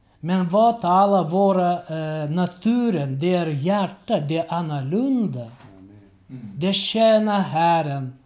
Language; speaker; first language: Swedish; non-native, learner; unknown